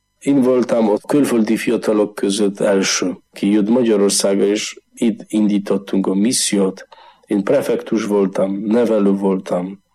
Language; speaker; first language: Hungarian; non-native, learner; Polish